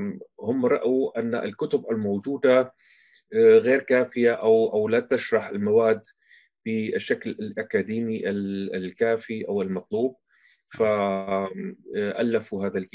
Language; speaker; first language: Arabic; non-native, fluent; German